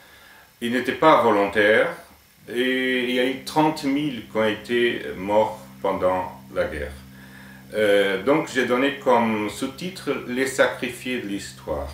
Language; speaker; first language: French; non-native, fluent; Portuguese